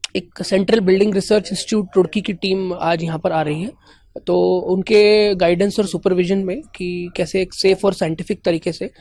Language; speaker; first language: Hindi; native; Hindi